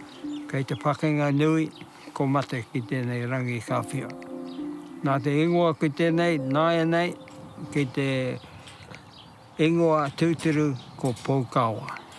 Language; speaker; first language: Māori; non-native, local second language; English